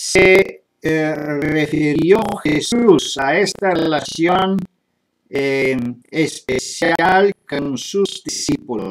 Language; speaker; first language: Spanish; non-native, fluent; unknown